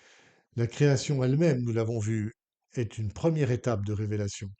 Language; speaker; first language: French; native; French